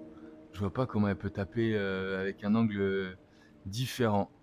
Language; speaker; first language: French; native; French